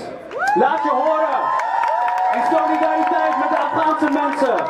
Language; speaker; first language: Dutch; early bilingual, other home language; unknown